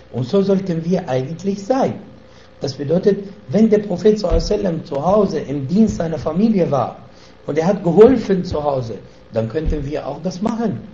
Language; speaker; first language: German; non-native, fluent; Arabic